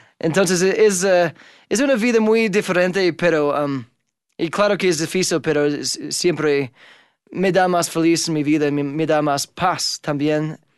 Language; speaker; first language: Spanish; non-native, fluent; English